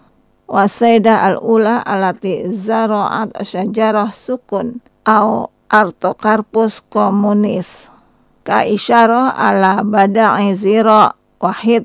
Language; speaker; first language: Arabic; non-native, learner; Indonesian